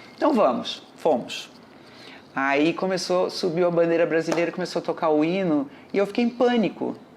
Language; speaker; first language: Portuguese; native; Portuguese